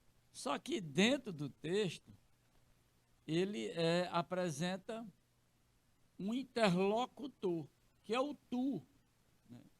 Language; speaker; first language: Portuguese; native; Portuguese